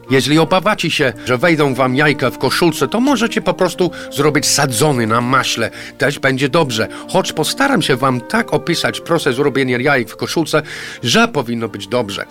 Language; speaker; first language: Polish; non-native, fluent; English